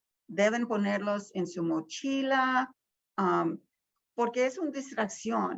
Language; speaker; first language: Spanish; early bilingual, heritage; Spanish